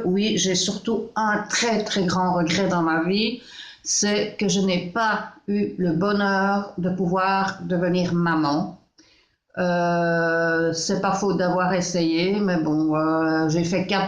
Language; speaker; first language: French; native; French